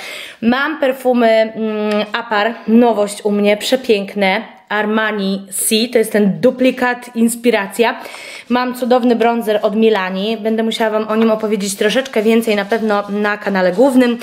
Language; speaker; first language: Polish; native; Polish